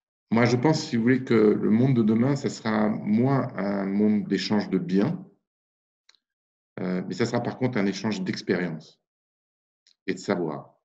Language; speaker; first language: French; native; French